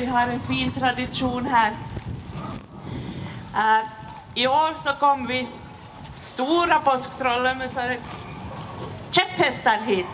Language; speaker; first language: Swedish; native; Swedish